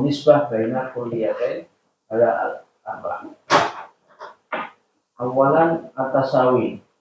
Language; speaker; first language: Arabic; non-native, fluent; Indonesian